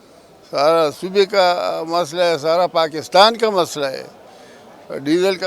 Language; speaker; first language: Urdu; non-native, local second language; Pashto